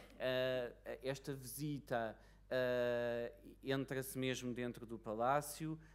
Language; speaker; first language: Portuguese; native; Portuguese